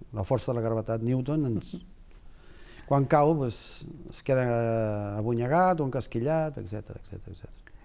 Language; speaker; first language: Catalan; native; Catalan